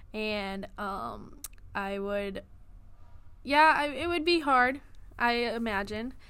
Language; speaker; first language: English; native; English